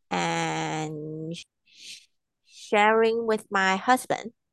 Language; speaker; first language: English; non-native, learner; Chinese